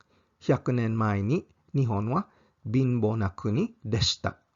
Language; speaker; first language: Japanese; non-native, fluent; English